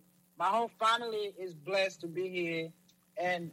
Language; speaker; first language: English; non-native, local second language; Kinyarwanda